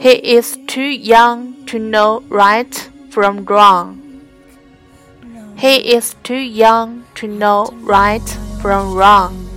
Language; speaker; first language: English; non-native, learner; Chinese